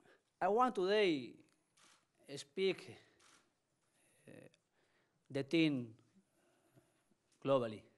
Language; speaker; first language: English; non-native, learner; Spanish